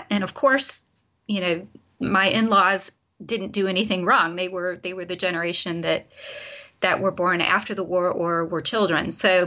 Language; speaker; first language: English; native; English